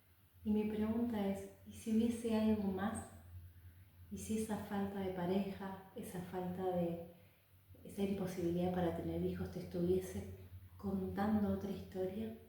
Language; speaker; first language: Spanish; native; Spanish